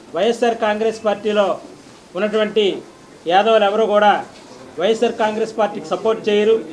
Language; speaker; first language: Telugu; native; Telugu